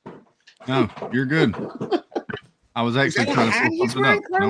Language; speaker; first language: English; native; English